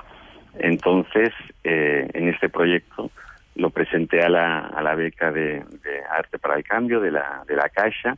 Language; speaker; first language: Spanish; native; Spanish